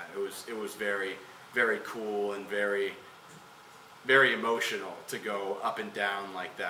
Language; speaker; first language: English; native; English